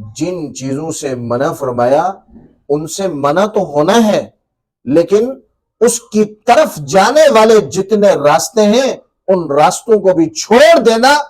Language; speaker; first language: Urdu; native; Urdu